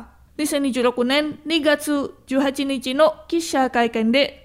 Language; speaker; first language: Japanese; non-native, fluent; Indonesian